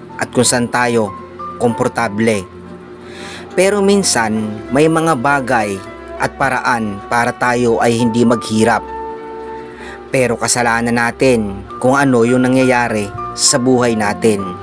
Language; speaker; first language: Filipino; native; Filipino